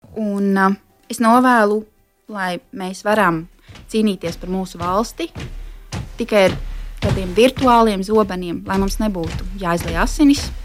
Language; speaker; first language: Latvian; native; Latvian